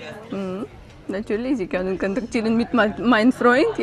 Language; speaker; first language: German; non-native, learner; Ukrainian